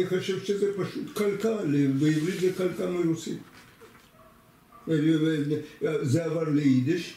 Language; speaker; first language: Hebrew; non-native, fluent; Russian